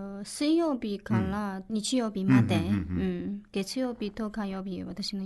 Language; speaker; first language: Japanese; non-native, learner; Chinese